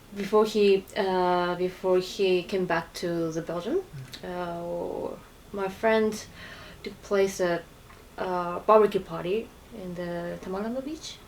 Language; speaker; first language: English; non-native, learner; Japanese